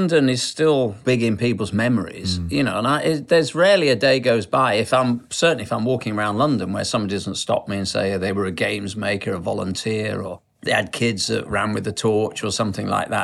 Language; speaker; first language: English; native; English